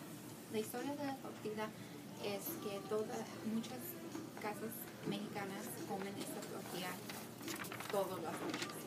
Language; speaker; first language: Spanish; early bilingual, heritage; Spanish